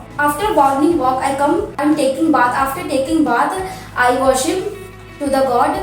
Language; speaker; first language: English; non-native, learner; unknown